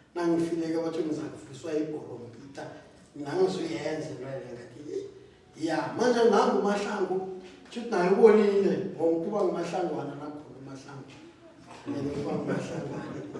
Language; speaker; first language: Zulu; non-native, local second language; South Ndebele